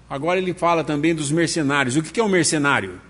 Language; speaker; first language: Portuguese; native; Portuguese